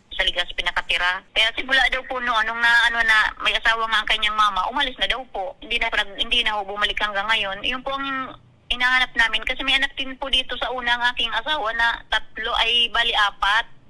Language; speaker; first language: Filipino; native; Filipino